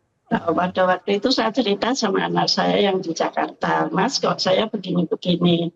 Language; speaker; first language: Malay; non-native, local second language; Javanese